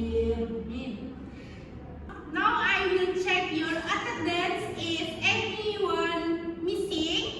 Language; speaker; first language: English; non-native, learner; Indonesian